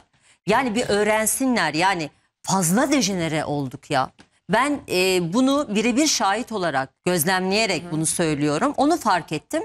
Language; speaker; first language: Turkish; native; Turkish